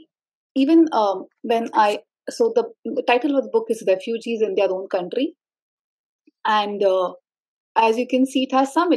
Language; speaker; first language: English; non-native, local second language; Hindi